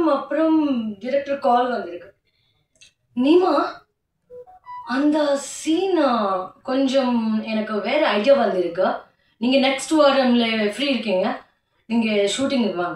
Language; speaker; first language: Tamil; non-native, learner; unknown